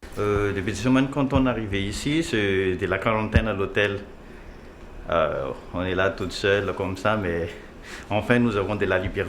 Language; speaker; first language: French; non-native, local second language; Malagasy